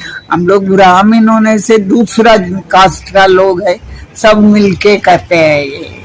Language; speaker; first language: Hindi; non-native, local second language; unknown